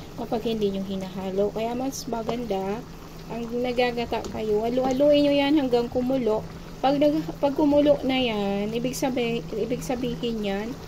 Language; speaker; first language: Filipino; non-native, local second language; Bikol